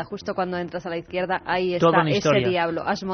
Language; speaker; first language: Spanish; native; Spanish